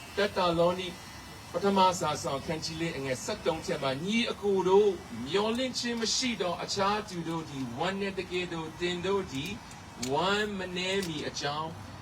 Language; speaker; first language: Burmese; non-native, local second language; Kachin